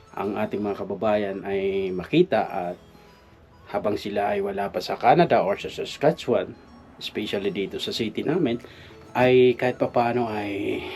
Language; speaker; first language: Filipino; non-native, local second language; Bikol